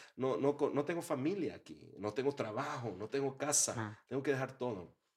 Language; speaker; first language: Spanish; early bilingual, heritage; Spanish